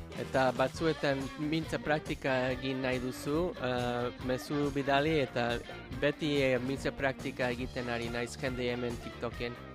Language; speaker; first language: Basque; non-native, learner; English